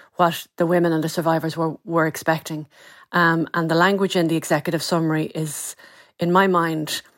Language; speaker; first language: English; native; English